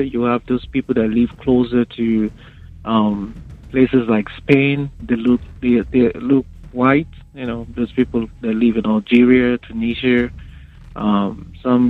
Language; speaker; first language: English; non-native, local second language; Yoruba